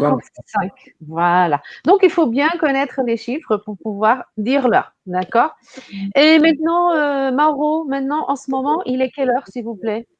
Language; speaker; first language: French; non-native, fluent; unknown